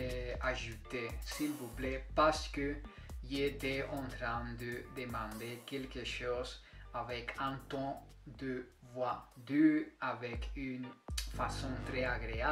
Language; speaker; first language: French; non-native, fluent; Spanish